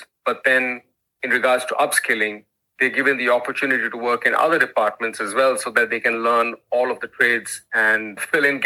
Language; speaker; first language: English; non-native, local second language; Hindi